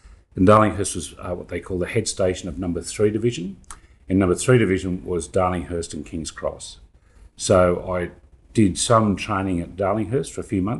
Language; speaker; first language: English; native; English